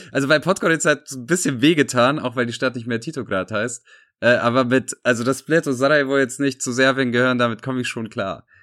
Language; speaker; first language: German; early bilingual, other home language; Serbian